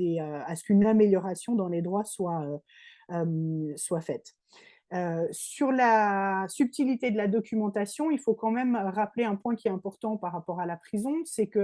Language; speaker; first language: French; native; French